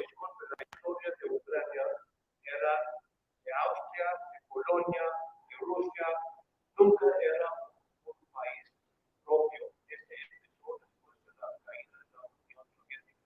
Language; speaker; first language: Spanish; non-native, fluent; German